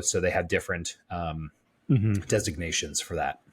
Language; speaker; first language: English; native; English